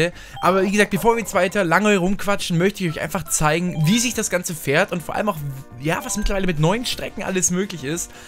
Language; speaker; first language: German; native; German